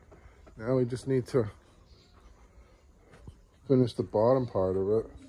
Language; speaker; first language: English; native; English